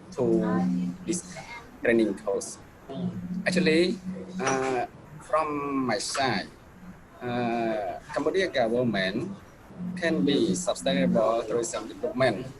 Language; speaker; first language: English; non-native, learner; Khmer